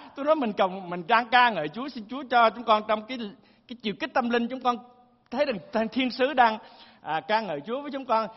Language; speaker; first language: Vietnamese; early bilingual, heritage; Vietnamese